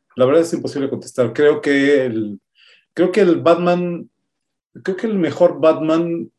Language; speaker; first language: Spanish; native; Spanish